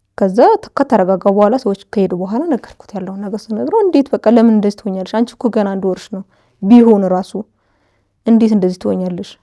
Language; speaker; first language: Amharic; native; Amharic